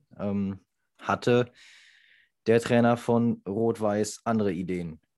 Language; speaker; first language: German; native; German